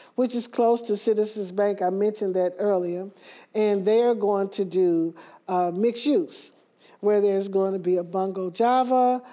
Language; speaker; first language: English; native; English